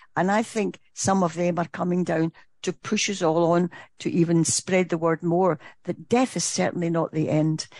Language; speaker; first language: English; native; English